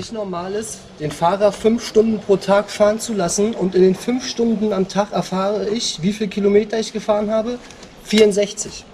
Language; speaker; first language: German; native; German